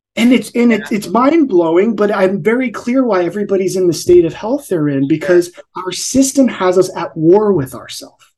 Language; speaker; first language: English; native; English